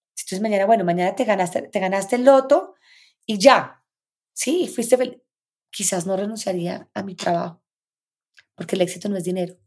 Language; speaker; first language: Spanish; native; Spanish